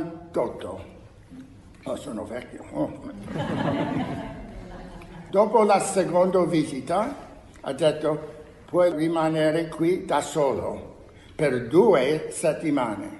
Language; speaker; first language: Italian; non-native, learner; English